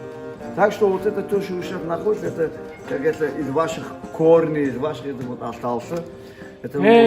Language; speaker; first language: Russian; non-native, local second language; Uzbek